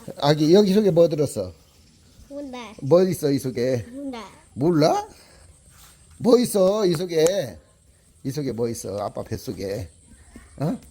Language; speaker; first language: Korean; native; Korean